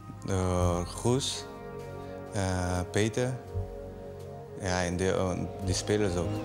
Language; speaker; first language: Dutch; non-native, learner; Portuguese